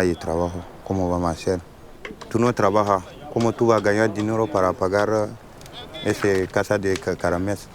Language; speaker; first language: Spanish; non-native, learner; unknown